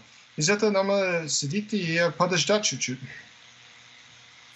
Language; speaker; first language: Russian; non-native, fluent; English